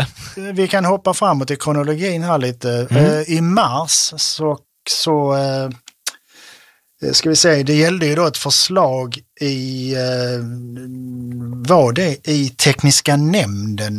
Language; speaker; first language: Swedish; native; Swedish